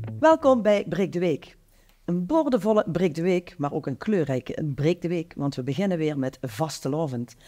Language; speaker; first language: Dutch; native; Dutch